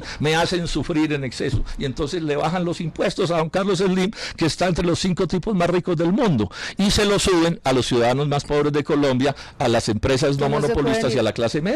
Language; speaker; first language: Spanish; native; Spanish